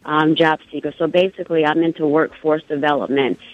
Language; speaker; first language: English; native; English